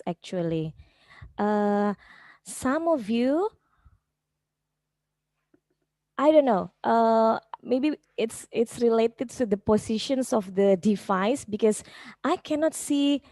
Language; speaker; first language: English; non-native, fluent; Indonesian